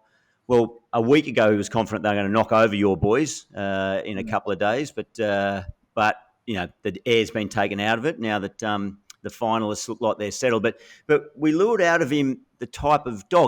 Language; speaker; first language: English; native; English